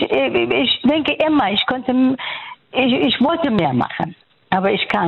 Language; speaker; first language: German; non-native, fluent; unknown